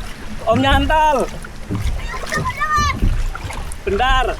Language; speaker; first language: Indonesian; native; Indonesian